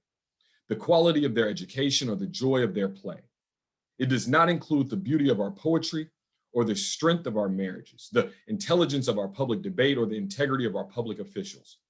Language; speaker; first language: English; native; English